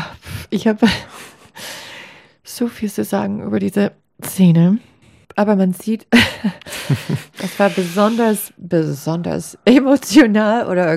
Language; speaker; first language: German; non-native, fluent; English